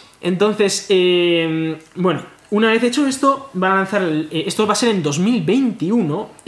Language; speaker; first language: Spanish; native; Spanish